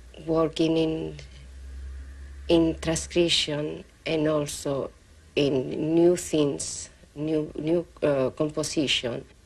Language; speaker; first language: English; non-native, learner; Spanish